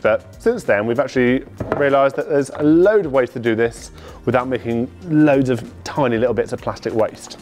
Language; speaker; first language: English; native; English